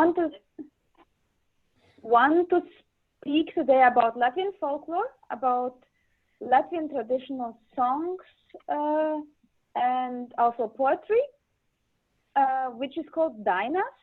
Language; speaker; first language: English; non-native, learner; Latvian